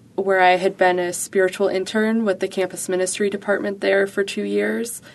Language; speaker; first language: English; native; English